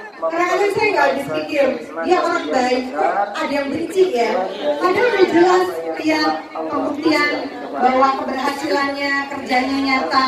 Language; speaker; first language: Indonesian; native; Indonesian